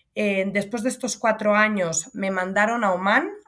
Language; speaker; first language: Spanish; native; Spanish